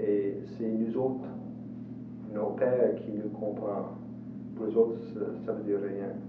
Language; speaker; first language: French; non-native, fluent; English